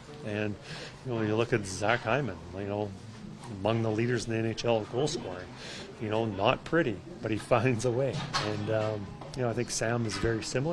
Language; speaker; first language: English; native; English